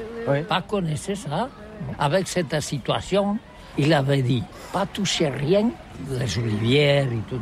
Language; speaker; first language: French; non-native, learner; Catalan